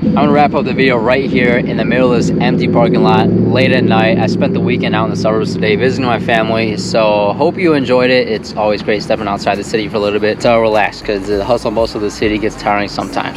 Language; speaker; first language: English; native; English